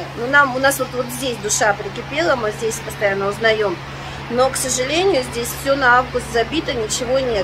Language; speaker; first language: Russian; native; Russian